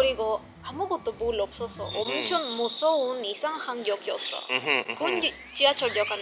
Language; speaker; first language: Korean; non-native, learner; Spanish